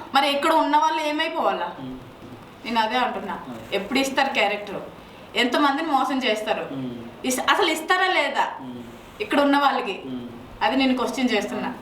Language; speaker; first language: Telugu; non-native, local second language; Odia